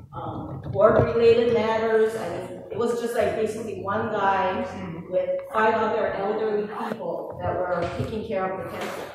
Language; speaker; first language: English; native; English